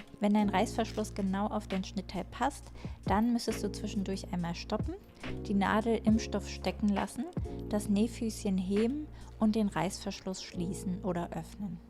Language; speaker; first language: German; native; German